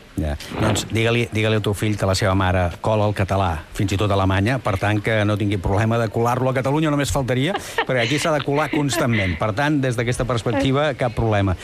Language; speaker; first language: Catalan; native; Catalan